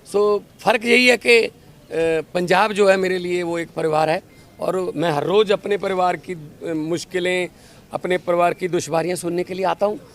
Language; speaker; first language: Hindi; non-native, local second language; Punjabi